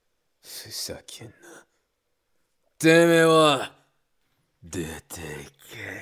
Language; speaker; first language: Japanese; non-native, learner; Spanish